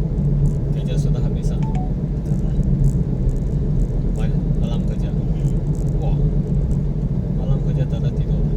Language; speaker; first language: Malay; non-native, local second language; Chinese